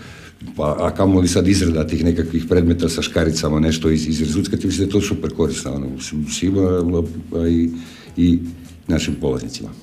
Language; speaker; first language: Croatian; native; Croatian